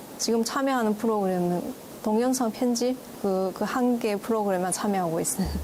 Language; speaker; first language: Korean; non-native, fluent; Chinese